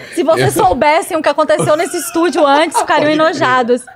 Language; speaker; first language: Portuguese; native; Portuguese